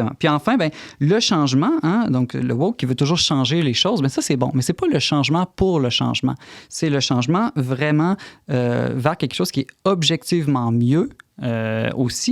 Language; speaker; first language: French; native; French